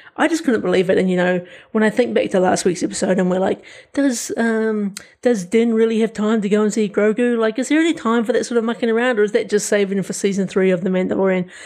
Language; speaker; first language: English; native; English